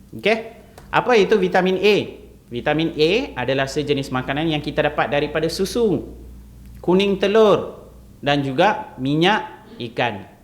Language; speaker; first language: Malay; non-native, local second language; Tamil